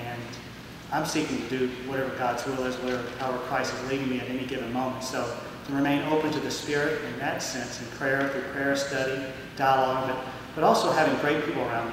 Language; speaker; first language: English; native; English